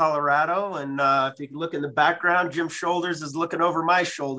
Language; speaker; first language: English; native; English